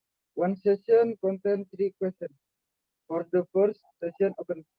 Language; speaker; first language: English; non-native, learner; Indonesian